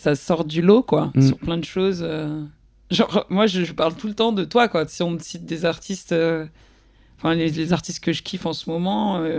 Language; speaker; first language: French; native; French